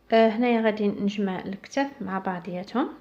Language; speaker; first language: Arabic; native; Arabic